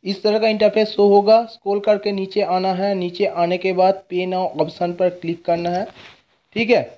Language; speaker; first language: Hindi; non-native, local second language; Bangla